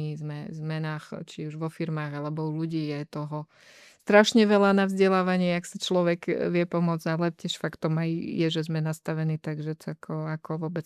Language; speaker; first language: Slovak; native; Slovak